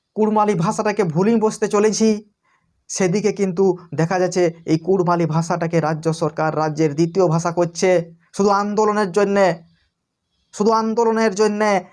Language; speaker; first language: Bangla; non-native, local second language; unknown